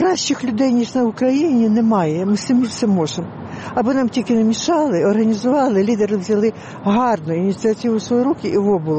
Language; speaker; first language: Ukrainian; early bilingual, heritage; English